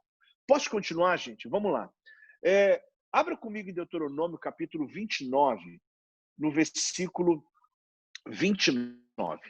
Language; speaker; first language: Portuguese; native; Portuguese